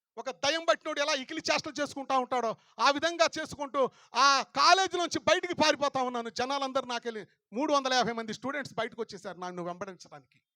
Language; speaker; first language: Telugu; non-native, local second language; Lambadi